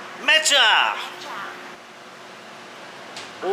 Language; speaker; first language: English; native; English